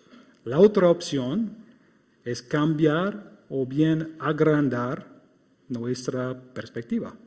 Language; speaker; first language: Spanish; non-native, fluent; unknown